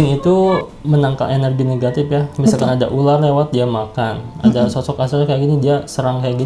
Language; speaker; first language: Indonesian; native; Indonesian